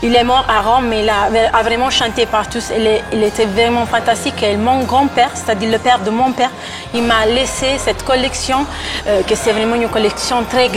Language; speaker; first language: French; non-native, fluent; Italian